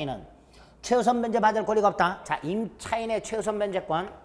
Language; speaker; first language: Korean; native; Korean